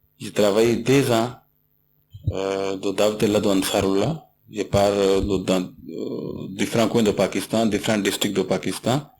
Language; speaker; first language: French; non-native, learner; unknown